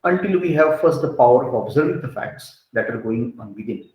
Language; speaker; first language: English; non-native, local second language; Hindi